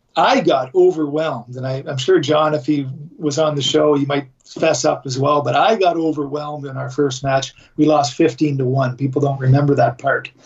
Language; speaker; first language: English; native; English